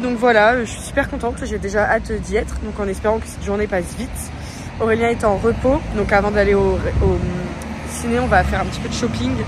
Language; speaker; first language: French; native; French